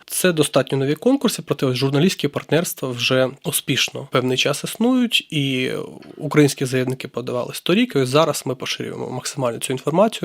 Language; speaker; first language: Ukrainian; native; Ukrainian